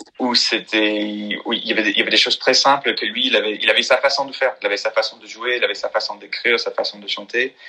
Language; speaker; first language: French; non-native, fluent; English